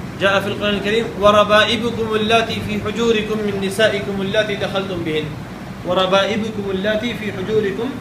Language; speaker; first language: Arabic; non-native, fluent; Urdu